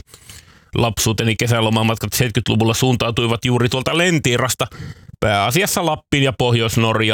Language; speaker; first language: Finnish; native; Finnish